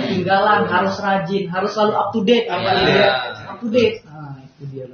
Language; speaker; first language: Indonesian; native; Indonesian